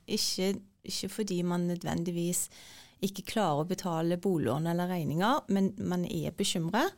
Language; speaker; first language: Norwegian; early bilingual, other home language; Turkish